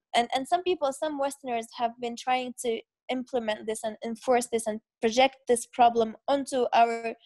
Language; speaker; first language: English; non-native, fluent; Arabic